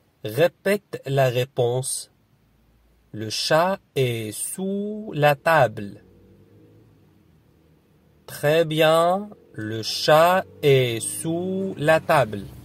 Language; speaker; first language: French; non-native, fluent; Arabic